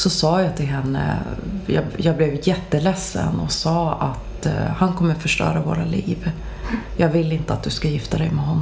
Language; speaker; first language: Swedish; early bilingual, other home language; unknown